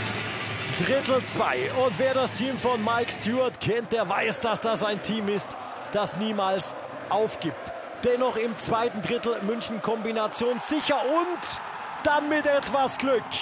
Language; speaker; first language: German; native; German